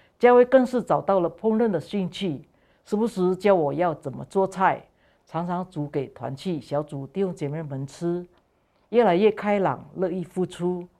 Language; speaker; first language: Chinese; non-native, fluent; Indonesian